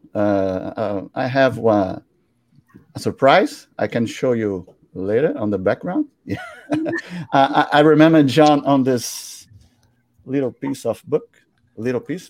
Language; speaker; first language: English; non-native, learner; Portuguese